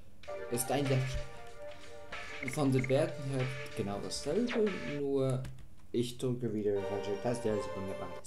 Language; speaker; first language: German; native; German